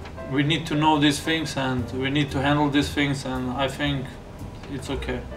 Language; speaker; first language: English; non-native, fluent; German